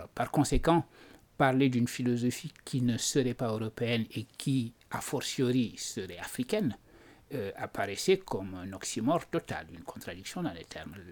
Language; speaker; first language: French; non-native, local second language; Wolof